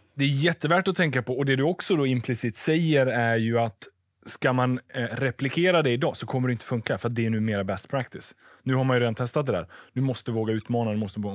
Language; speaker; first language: Swedish; native; Swedish